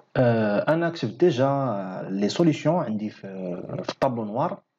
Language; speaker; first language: French; non-native, local second language; Arabic